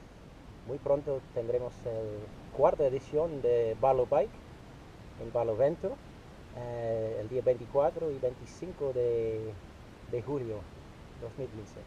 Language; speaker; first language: Spanish; non-native, fluent; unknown